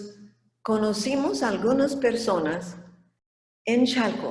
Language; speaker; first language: Spanish; non-native, fluent; English